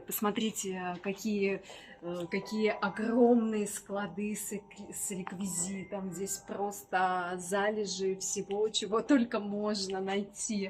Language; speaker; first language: Russian; native; Russian